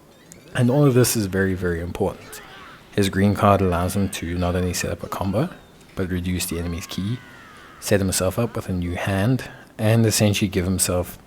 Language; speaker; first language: English; native; English